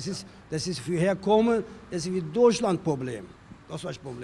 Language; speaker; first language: German; non-native, learner; Turkish